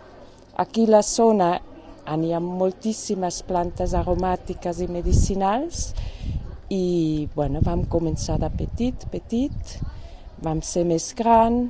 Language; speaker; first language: Catalan; non-native, fluent; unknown